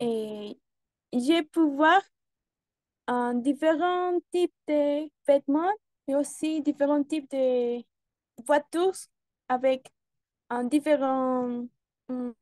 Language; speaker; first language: French; non-native, learner; Spanish